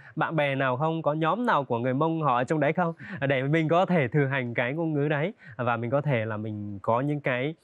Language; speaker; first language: Vietnamese; non-native, local second language; Hmong